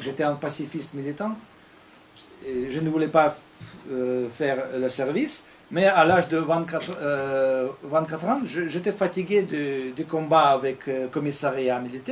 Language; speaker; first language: French; non-native, fluent; Russian